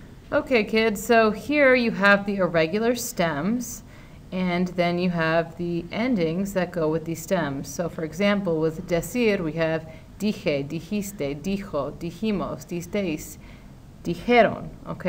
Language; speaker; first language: English; native; English